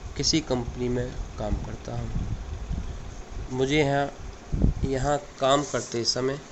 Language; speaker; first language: Hindi; native; Hindi